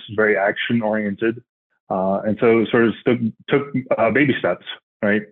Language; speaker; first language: English; native; English